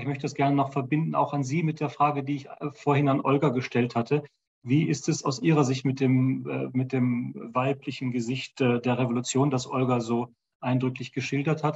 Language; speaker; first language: German; native; German